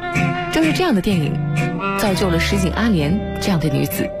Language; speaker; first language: Chinese; native; Chinese